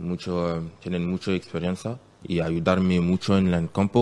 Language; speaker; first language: Spanish; non-native, learner; French